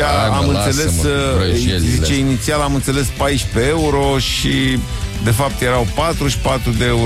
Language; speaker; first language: Romanian; native; Romanian